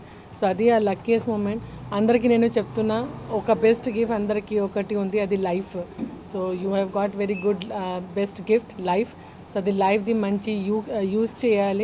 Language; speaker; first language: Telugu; non-native, learner; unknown